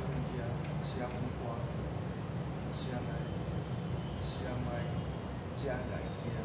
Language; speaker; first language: Vietnamese; non-native, learner; Japanese